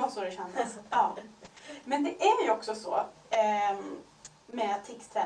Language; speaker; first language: Swedish; native; Swedish